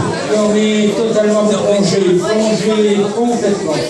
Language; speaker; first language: French; native; French